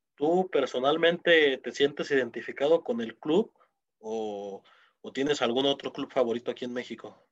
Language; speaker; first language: Spanish; native; Spanish